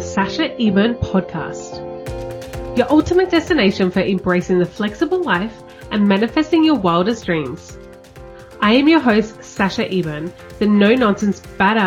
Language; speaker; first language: English; native; English